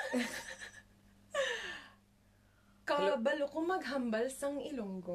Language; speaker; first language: English; non-native, local second language; Cebuano